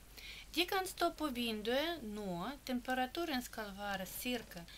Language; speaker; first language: Norwegian; non-native, learner; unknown